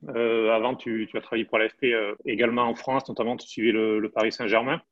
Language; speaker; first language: French; native; French